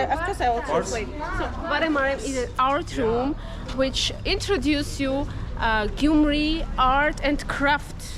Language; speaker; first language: English; non-native, learner; Armenian